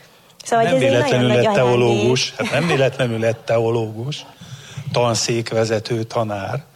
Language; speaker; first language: Hungarian; native; Hungarian